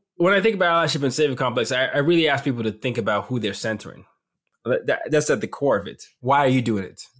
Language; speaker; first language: English; non-native, local second language; Yoruba